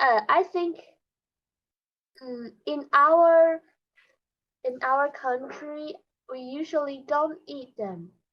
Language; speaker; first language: English; non-native, learner; Chinese